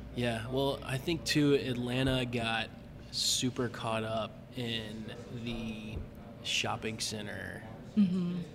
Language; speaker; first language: English; native; English